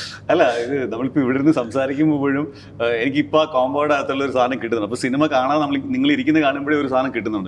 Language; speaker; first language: Tamil; non-native, learner; Malayalam